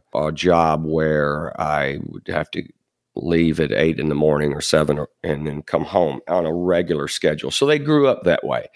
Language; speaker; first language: English; native; English